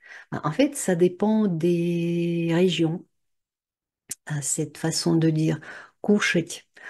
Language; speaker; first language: French; non-native, fluent; Russian